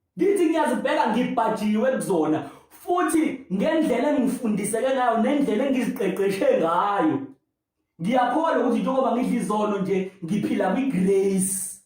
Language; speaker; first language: Zulu; native; Zulu